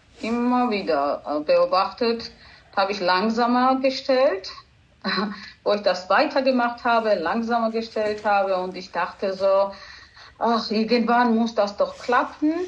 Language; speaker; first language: German; non-native, fluent; Georgian